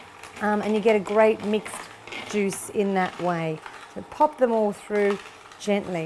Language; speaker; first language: English; native; English